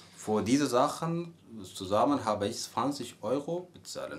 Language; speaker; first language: German; non-native, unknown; Arabic